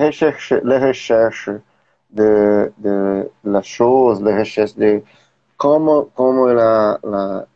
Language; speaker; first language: French; non-native, learner; Portuguese